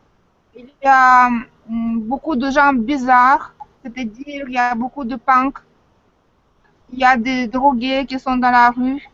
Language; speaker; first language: French; non-native, fluent; Russian